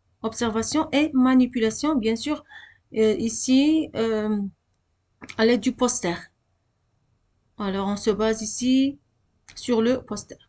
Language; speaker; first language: French; non-native, local second language; Arabic